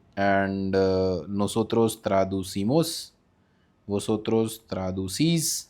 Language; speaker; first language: Spanish; non-native, learner; Hindi